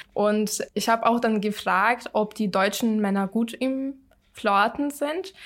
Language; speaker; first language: German; non-native, fluent; Ukrainian